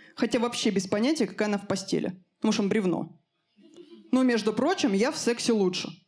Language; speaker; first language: Russian; native; Russian